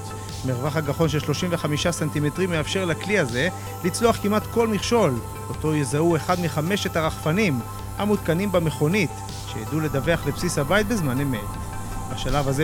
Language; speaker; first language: Hebrew; native; Hebrew